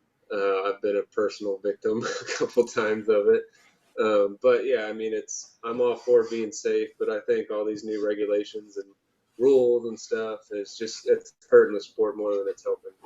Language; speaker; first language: English; native; English